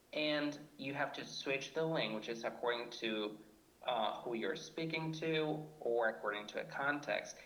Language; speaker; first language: English; non-native, fluent; Spanish